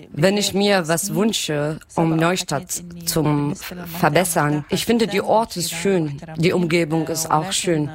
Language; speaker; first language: German; non-native, learner; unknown